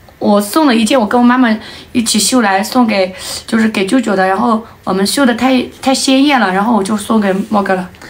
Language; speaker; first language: Chinese; non-native, local second language; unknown